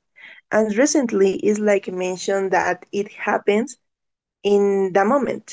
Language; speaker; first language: English; non-native, learner; Spanish